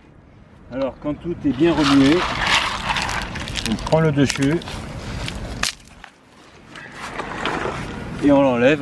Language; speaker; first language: French; native; French